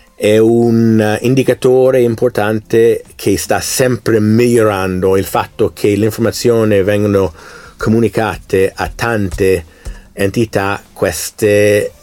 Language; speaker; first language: Italian; non-native, fluent; English